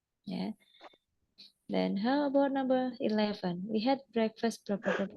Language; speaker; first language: English; non-native, fluent; Indonesian